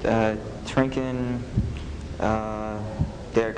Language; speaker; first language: German; non-native, learner; English